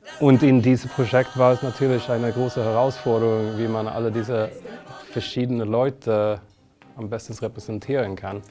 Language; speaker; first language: German; non-native, fluent; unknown